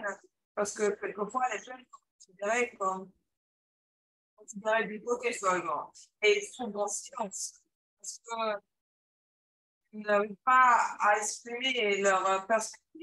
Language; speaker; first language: French; non-native, learner; English